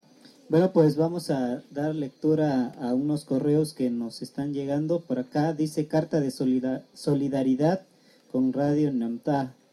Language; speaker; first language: Spanish; native; Spanish